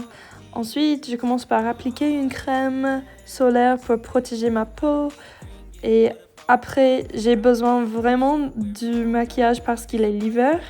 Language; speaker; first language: French; non-native, learner; English